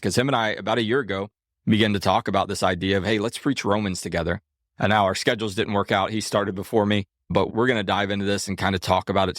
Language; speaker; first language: English; native; English